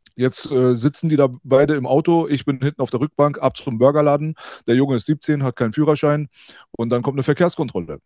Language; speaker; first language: German; early bilingual, other home language; Persian